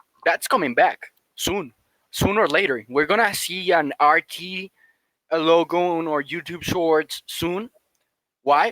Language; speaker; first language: English; non-native, fluent; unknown